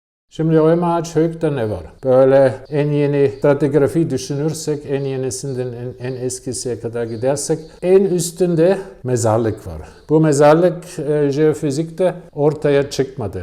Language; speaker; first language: Turkish; non-native, fluent; German